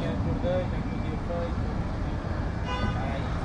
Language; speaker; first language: Portuguese; native; Portuguese